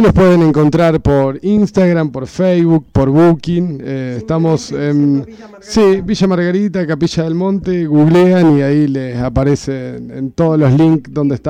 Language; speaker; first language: Spanish; native; Spanish